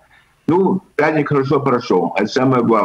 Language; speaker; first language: Russian; early bilingual, heritage; Russian